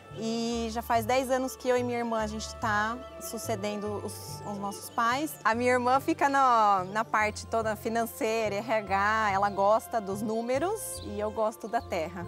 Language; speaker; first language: Portuguese; early bilingual, other home language; Dutch